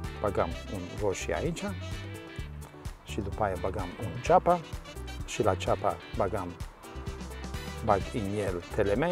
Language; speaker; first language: Romanian; non-native, learner; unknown